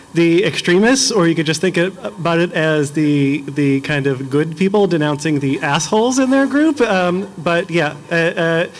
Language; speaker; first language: English; native; English